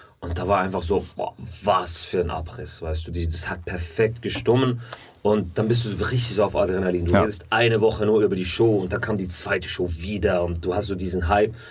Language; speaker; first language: German; native; German